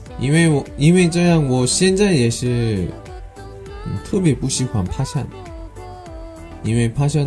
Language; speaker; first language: Chinese; non-native, learner; Korean